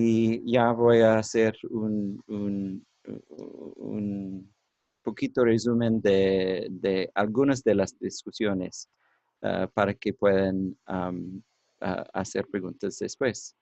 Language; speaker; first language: Spanish; non-native, learner; English